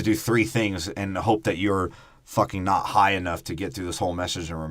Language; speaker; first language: English; native; English